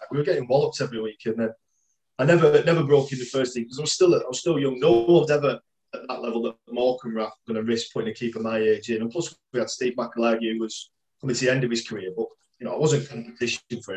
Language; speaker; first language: English; native; English